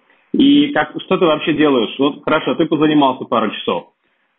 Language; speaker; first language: Russian; native; Russian